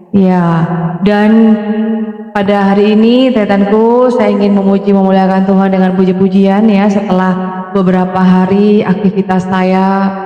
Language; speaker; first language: Indonesian; non-native, local second language; Madurese